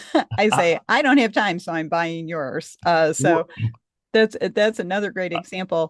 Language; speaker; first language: English; native; English